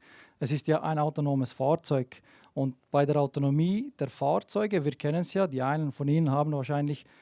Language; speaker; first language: German; native; German